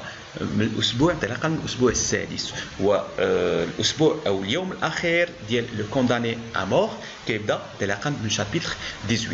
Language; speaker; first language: Arabic; native; Arabic